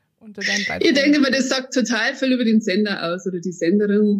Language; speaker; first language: German; native; German